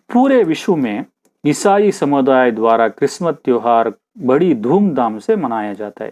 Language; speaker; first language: Hindi; non-native, local second language; Kannada